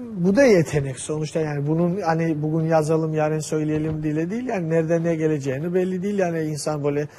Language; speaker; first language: Turkish; non-native, fluent; Georgian